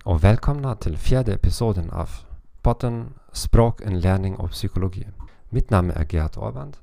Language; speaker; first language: Swedish; non-native, learner; German